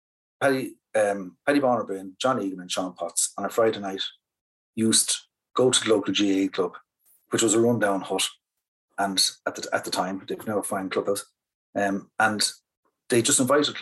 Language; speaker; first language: English; native; English